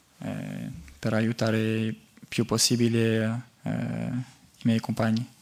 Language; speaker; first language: Italian; non-native, fluent; French